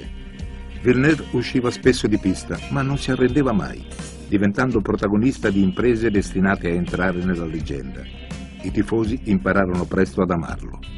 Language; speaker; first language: Italian; native; Italian